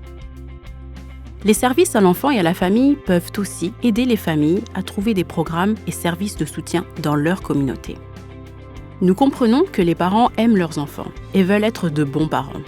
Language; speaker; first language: French; native; French